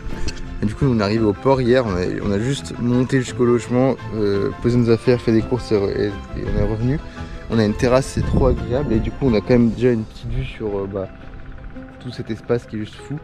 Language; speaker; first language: French; native; French